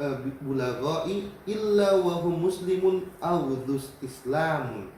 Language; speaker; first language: Arabic; non-native, fluent; Indonesian